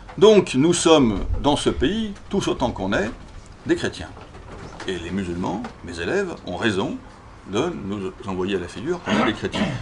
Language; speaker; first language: French; native; French